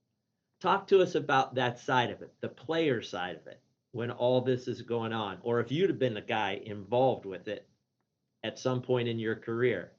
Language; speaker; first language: English; native; English